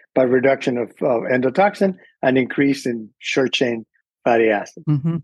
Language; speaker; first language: English; early bilingual, other home language; Spanish